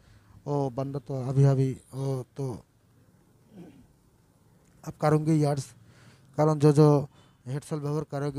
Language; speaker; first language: Hindi; non-native, learner; Bangla